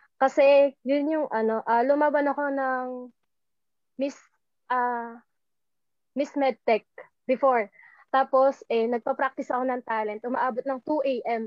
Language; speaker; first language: Filipino; non-native, local second language; Pampanga